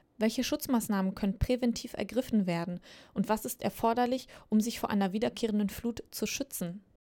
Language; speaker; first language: German; native; German